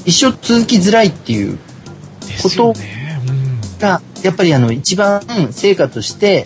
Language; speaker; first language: Japanese; native; Japanese